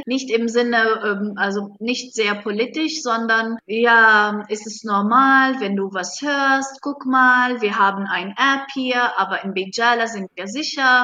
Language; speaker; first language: German; non-native, fluent; Arabic